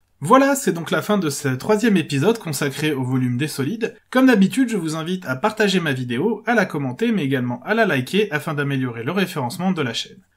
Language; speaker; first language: French; native; French